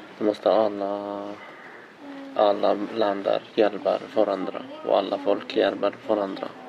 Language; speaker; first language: Swedish; non-native, learner; Arabic